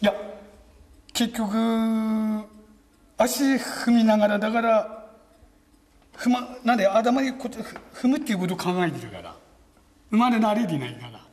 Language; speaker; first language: Japanese; native; Japanese